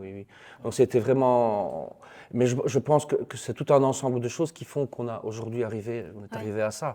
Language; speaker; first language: French; native; French